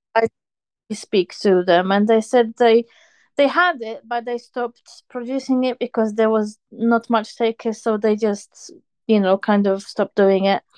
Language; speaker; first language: English; non-native, fluent; Polish